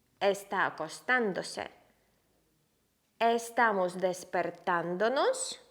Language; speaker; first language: Spanish; non-native, fluent; Ukrainian